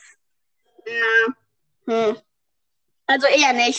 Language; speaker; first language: German; native; German